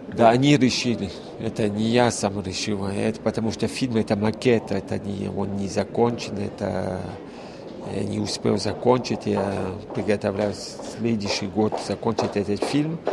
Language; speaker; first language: Russian; early bilingual, heritage; Russian